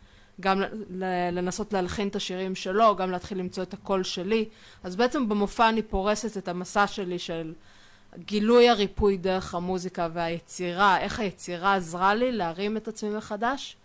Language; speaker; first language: Hebrew; native; Hebrew